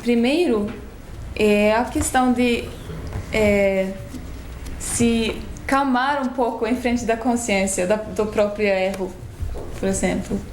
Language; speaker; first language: Portuguese; non-native, fluent; Swedish